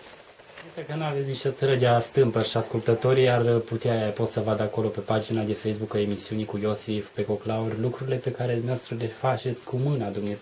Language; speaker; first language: Romanian; native; Romanian